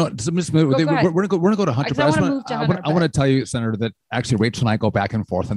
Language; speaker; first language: English; native; English